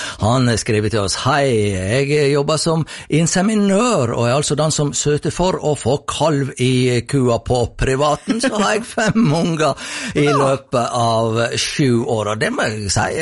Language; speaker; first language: Norwegian; native; Norwegian